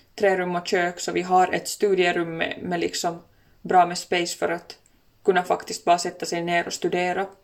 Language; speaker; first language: Swedish; native; Swedish